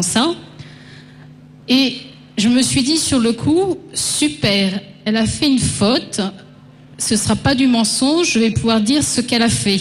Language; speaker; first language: French; native; French